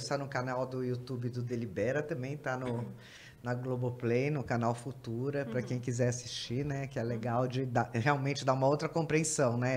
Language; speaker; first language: Portuguese; native; Portuguese